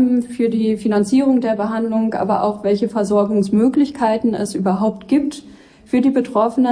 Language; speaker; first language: German; native; German